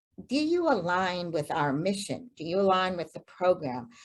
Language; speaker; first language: English; native; English